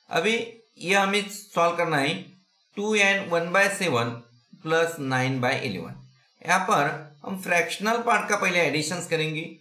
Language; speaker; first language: Hindi; non-native, local second language; Marathi